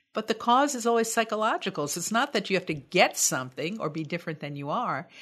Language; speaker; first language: English; native; English